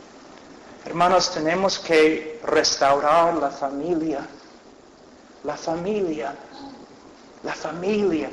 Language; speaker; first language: Spanish; non-native, fluent; English